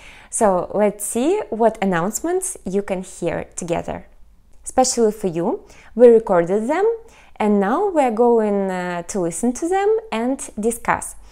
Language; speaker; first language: English; non-native, fluent; Russian